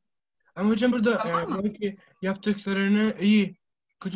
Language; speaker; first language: Turkish; non-native, learner; Arabic